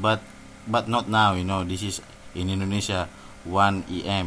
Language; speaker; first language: English; non-native, learner; Indonesian